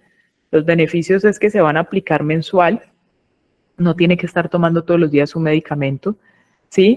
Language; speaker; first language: Spanish; native; Spanish